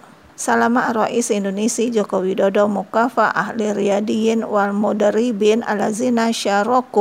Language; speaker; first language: Arabic; non-native, fluent; Indonesian